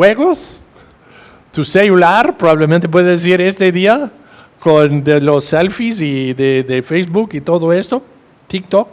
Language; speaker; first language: Spanish; non-native, fluent; English